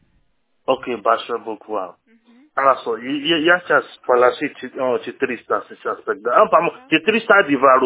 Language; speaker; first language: Russian; non-native, learner; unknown